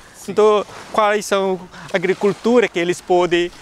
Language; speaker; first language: Portuguese; non-native, fluent; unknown